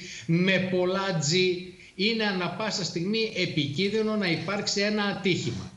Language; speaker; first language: Greek; native; Greek